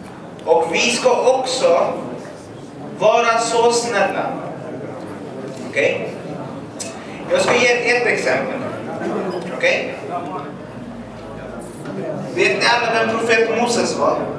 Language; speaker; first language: Swedish; early bilingual, other home language; Arabic